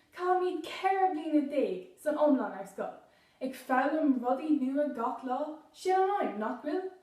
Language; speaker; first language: Irish; non-native, local second language; English